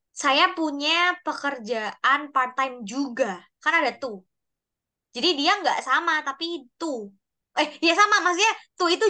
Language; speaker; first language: Indonesian; native; Indonesian